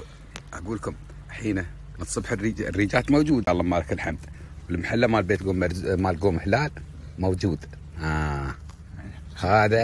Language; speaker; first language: Arabic; native; Arabic